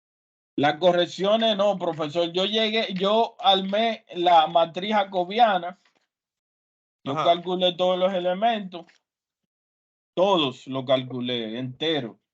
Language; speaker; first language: Spanish; native; Spanish